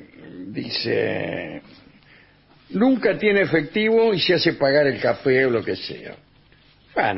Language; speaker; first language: Spanish; native; Spanish